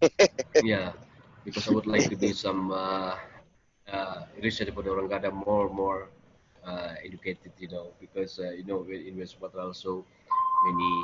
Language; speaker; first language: English; non-native, learner; Indonesian